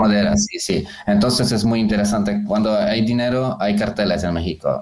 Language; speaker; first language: Spanish; non-native, learner; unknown